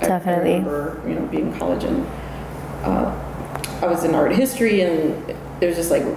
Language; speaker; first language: English; early bilingual, other home language; Spanish